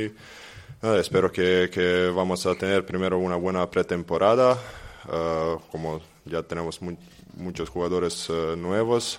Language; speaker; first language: Spanish; non-native, fluent; Serbian